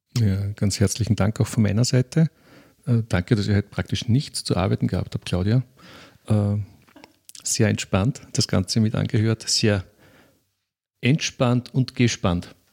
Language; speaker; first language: German; native; German